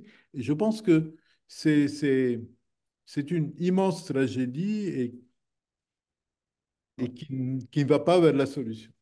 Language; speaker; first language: French; non-native, local second language; Arabic